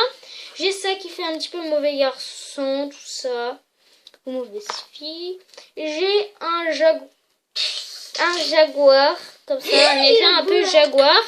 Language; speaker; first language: French; native; French